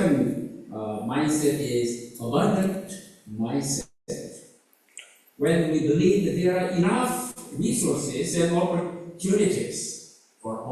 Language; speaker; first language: English; non-native, fluent; Korean